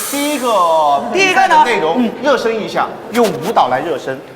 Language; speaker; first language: Chinese; native; Chinese